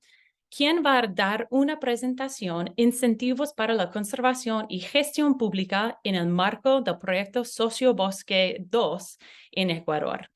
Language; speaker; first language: Spanish; non-native, learner; English